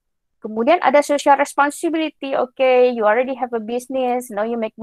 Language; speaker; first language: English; non-native, fluent; Indonesian